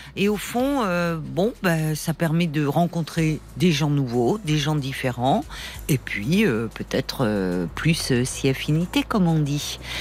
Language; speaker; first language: French; native; French